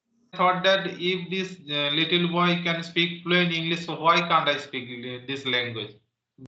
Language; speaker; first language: English; non-native, local second language; Santali